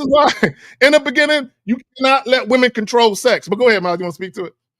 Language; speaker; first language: English; native; English